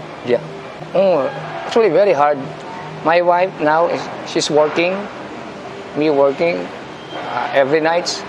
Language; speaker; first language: English; non-native, local second language; Filipino